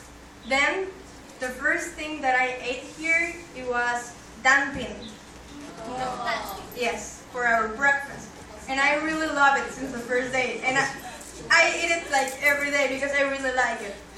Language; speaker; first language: English; non-native, fluent; Spanish